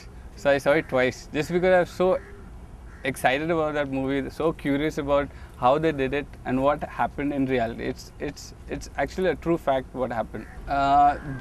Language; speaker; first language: English; non-native, local second language; Telugu